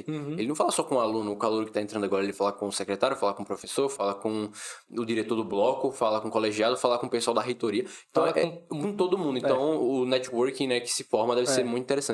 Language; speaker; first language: Portuguese; native; Portuguese